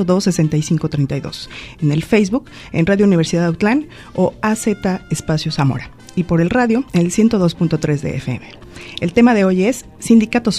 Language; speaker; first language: Spanish; native; Spanish